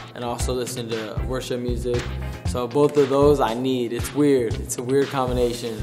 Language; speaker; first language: English; native; English